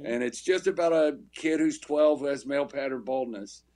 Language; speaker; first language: English; native; English